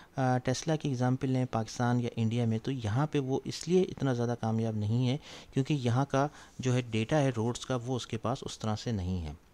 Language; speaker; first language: Urdu; native; Urdu